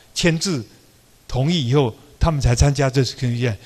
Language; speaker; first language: Chinese; non-native, local second language; Min Nan Chinese